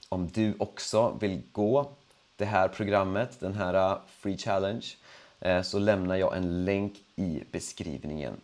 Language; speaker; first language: Swedish; native; Swedish